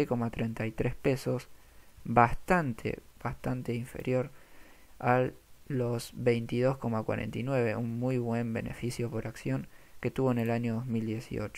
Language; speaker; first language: Spanish; native; Spanish